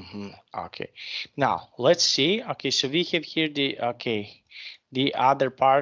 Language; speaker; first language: English; non-native, fluent; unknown